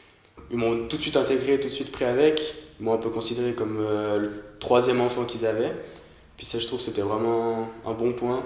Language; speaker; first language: French; native; French